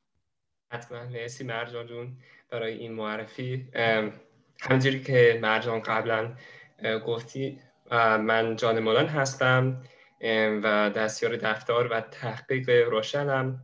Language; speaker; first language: Persian; non-native, fluent; English